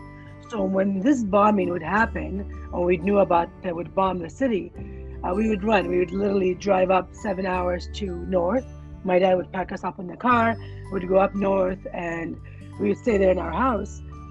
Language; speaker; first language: English; non-native, fluent; Arabic